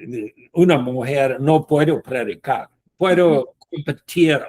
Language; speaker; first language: Spanish; non-native, learner; English